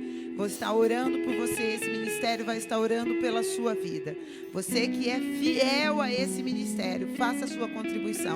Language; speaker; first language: Portuguese; native; Portuguese